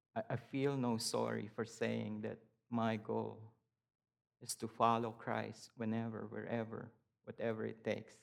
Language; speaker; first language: English; non-native, local second language; Filipino